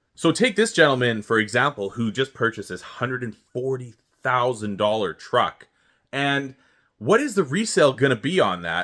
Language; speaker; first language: English; native; English